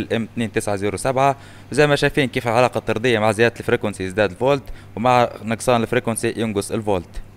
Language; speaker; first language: Arabic; native; Arabic